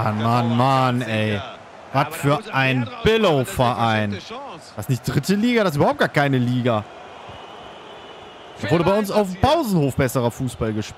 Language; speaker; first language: German; native; German